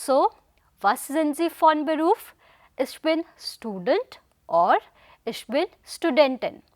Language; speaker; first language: German; non-native, fluent; Hindi